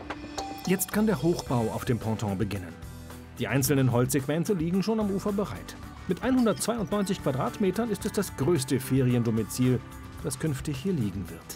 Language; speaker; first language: German; native; German